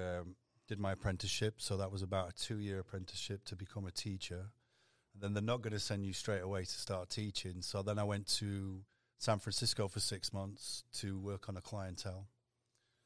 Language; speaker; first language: English; native; English